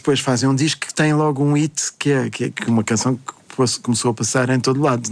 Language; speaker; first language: Portuguese; native; Portuguese